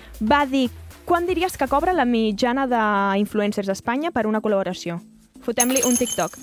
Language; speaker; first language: Catalan; native; Catalan